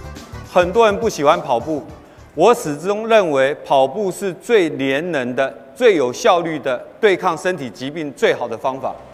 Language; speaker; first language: Chinese; native; Chinese